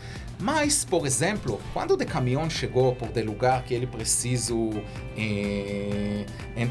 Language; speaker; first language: Portuguese; non-native, learner; Hebrew